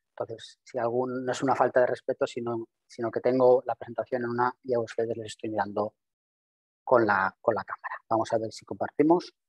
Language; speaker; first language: Spanish; non-native, local second language; Catalan